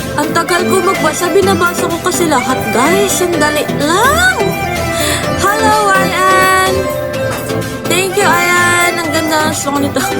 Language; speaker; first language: Filipino; non-native, local second language; Hiligaynon